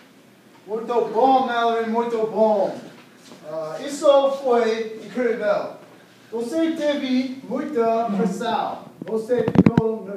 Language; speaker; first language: Portuguese; non-native, learner; English